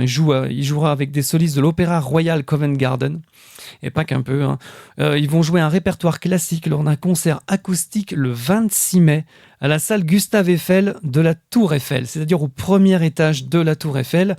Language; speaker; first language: French; native; French